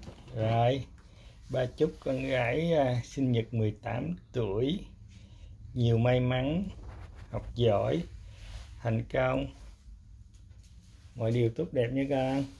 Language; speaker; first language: Vietnamese; early bilingual, heritage; Vietnamese